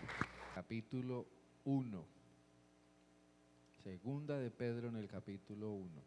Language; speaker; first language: Spanish; native; Spanish